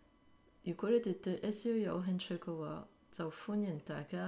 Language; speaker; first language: Cantonese; early bilingual, heritage; Cantonese